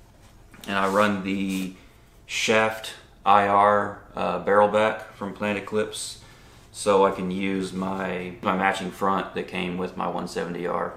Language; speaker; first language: English; native; English